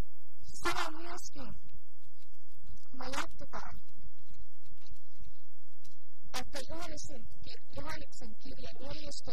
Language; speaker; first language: Finnish; early bilingual, heritage; Finnish